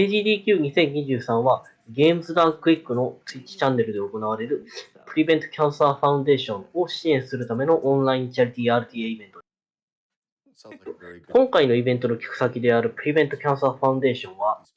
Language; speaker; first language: Japanese; native; Japanese